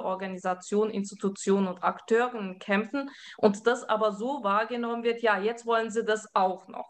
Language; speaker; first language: German; early bilingual, other home language; Turkish